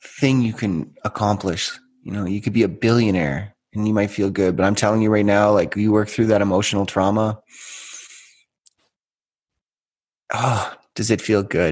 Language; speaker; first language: English; native; English